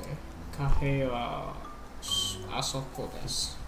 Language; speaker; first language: Japanese; non-native, learner; English